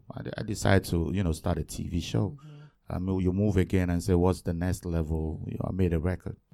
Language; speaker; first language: English; non-native, local second language; Yoruba